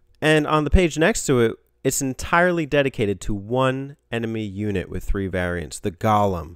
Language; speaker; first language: English; native; English